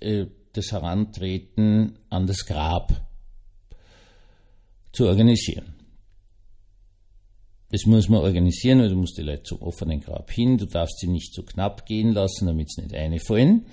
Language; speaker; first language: German; native; German